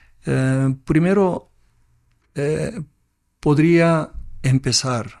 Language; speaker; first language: Spanish; non-native, fluent; Korean